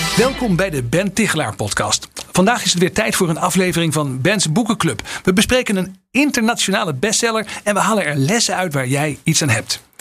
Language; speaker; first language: Dutch; native; Dutch